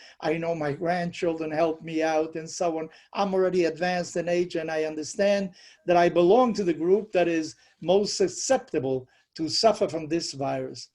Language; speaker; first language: English; non-native, fluent; Spanish